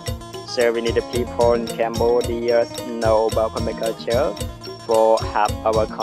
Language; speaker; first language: English; non-native, learner; Khmer